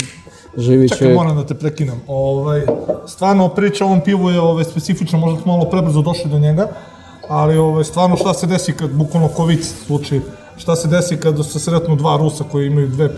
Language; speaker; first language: Serbian; native; Serbian